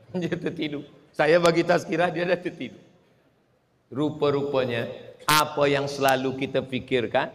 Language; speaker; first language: Malay; native; Malay